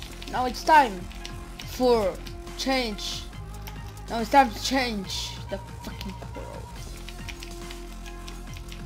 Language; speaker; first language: English; non-native, learner; Bulgarian